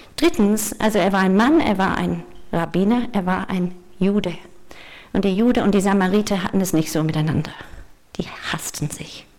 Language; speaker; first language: German; non-native, fluent; English